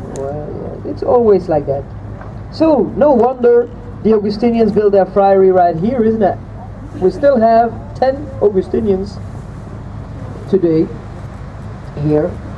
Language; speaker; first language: English; non-native, fluent; Dutch